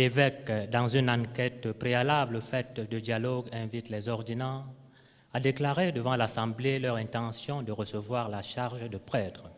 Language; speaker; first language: French; native; French